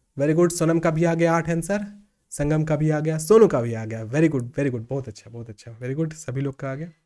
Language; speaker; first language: Hindi; native; Hindi